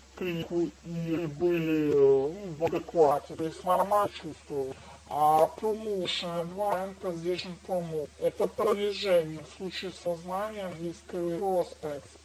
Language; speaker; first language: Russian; non-native, learner; English